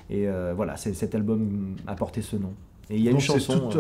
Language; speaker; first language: French; native; French